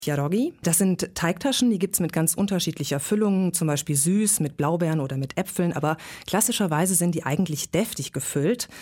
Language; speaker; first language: German; native; German